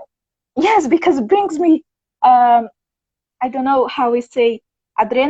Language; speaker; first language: English; non-native, fluent; Portuguese